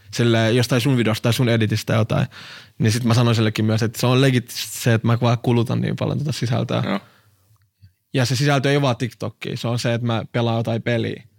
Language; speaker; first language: Finnish; early bilingual, other home language; Arabic